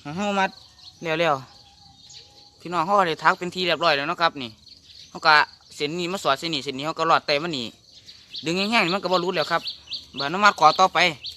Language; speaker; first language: Thai; native; Thai